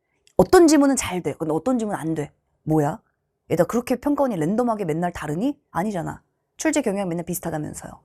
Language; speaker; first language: Korean; native; Korean